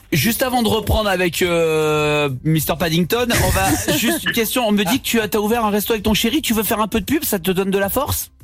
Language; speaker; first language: French; native; French